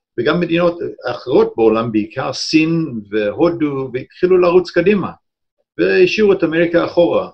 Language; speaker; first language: Hebrew; non-native, fluent; English